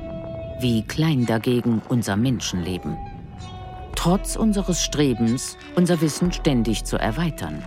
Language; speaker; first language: German; native; German